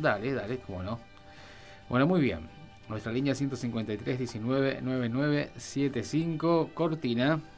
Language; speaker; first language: Spanish; native; Spanish